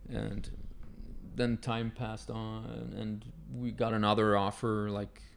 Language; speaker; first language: English; non-native, fluent; Spanish